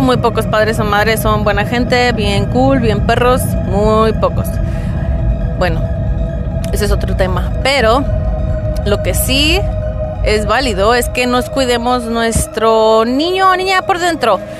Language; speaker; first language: Spanish; early bilingual, heritage; Spanish